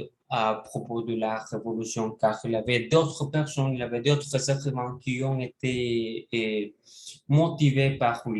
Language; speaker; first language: French; non-native, learner; Spanish